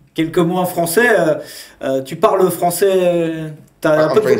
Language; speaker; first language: French; native; French